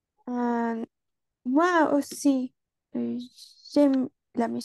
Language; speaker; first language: French; non-native, learner; Spanish